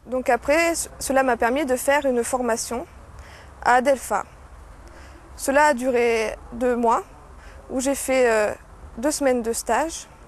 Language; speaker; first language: French; native; French